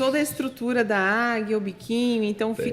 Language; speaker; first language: Portuguese; native; Portuguese